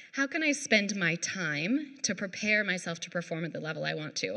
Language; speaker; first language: English; native; English